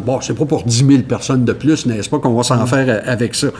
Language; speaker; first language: French; native; French